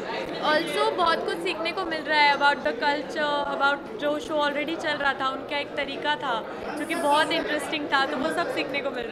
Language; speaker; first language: Hindi; native; Hindi